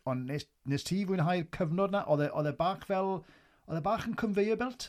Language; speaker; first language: Welsh; native; Welsh